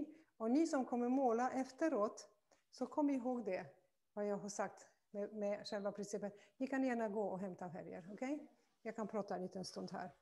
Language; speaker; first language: Swedish; non-native, fluent; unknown